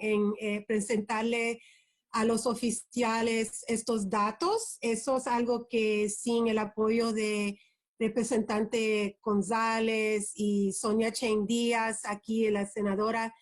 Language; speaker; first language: Spanish; early bilingual, heritage; Spanish